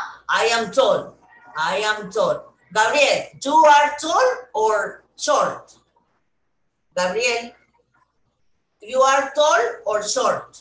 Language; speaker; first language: English; non-native, learner; Spanish